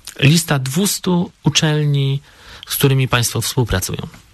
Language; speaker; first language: Polish; native; Polish